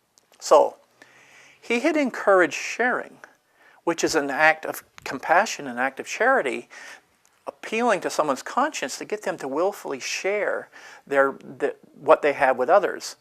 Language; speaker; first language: English; native; English